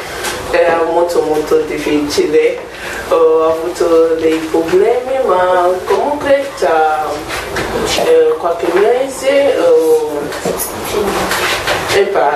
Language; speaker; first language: Italian; non-native, learner; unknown